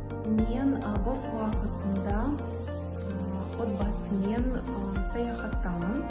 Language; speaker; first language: Kazakh; non-native, learner; Russian